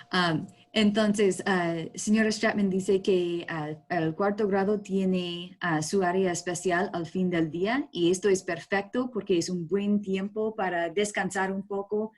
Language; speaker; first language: Spanish; non-native, learner; English